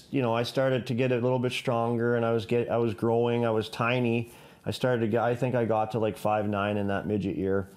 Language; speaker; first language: English; native; English